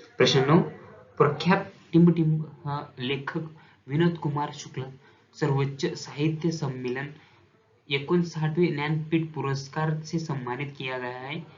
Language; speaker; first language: Hindi; non-native, local second language; Marathi